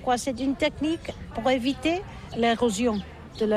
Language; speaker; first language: French; non-native, learner; Catalan